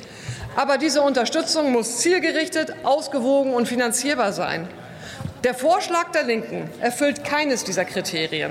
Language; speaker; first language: German; native; German